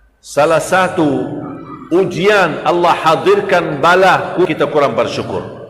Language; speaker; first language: Malay; non-native, fluent; Arabic